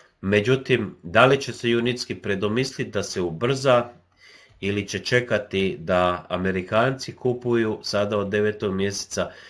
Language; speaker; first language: Croatian; native; Croatian